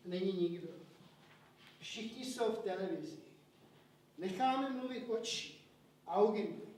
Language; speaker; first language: Czech; early bilingual, heritage; Czech